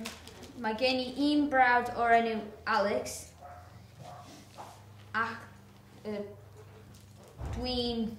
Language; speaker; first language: Welsh; non-native, learner; English